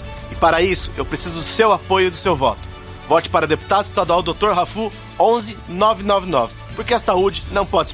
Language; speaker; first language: Portuguese; native; Portuguese